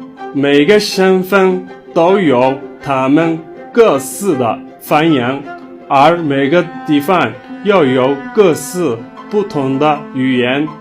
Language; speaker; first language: Chinese; non-native, learner; Somali